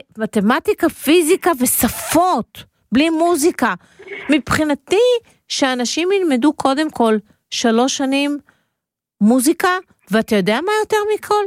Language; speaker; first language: Hebrew; native; Hebrew